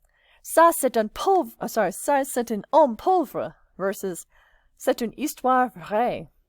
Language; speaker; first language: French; non-native, fluent; English